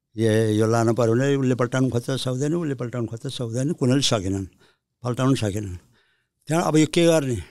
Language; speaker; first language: Nepali; early bilingual, heritage; Nepali